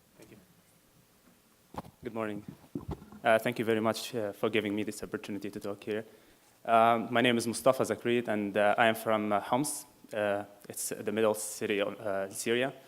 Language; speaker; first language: English; non-native, fluent; Arabic